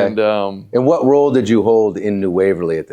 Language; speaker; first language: English; native; English